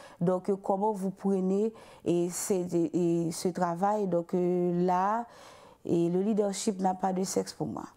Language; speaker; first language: French; non-native, local second language; Haitian Creole